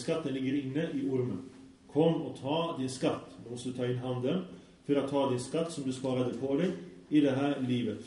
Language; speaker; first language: Swedish; early bilingual, other home language; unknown